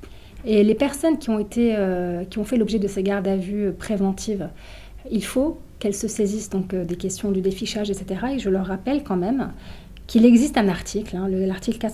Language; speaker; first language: French; native; French